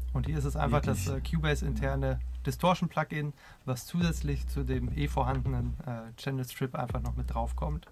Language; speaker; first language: German; native; German